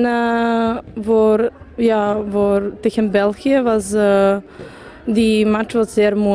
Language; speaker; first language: Dutch; non-native, fluent; Serbian